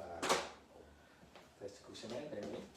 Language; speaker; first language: Czech; non-native, learner; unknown